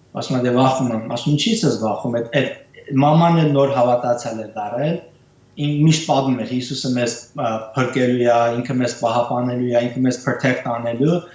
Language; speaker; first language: Armenian; early bilingual, heritage; Armenian